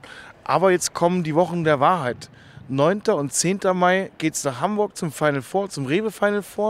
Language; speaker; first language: German; native; German